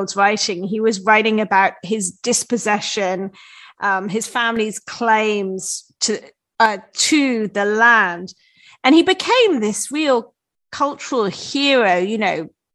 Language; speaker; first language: English; native; English